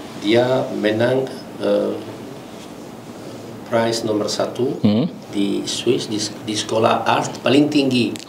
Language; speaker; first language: Indonesian; non-native, learner; Italian